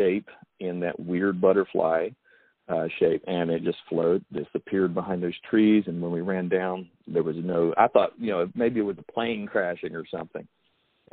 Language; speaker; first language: English; native; English